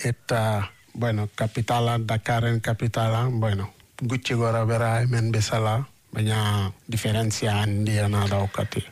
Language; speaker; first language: Basque; non-native, fluent; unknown